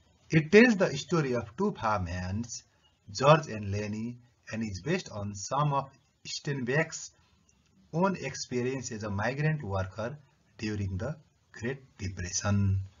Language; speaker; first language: English; non-native, local second language; Nepali